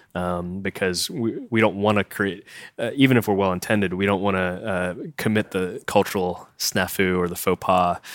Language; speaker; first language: English; native; English